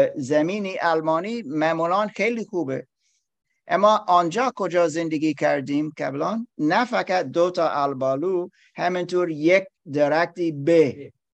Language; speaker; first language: Persian; non-native, learner; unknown